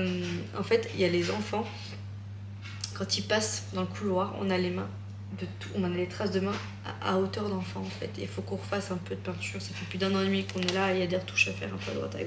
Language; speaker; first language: French; native; French